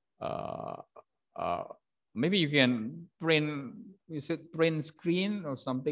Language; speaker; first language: English; non-native, fluent; Indonesian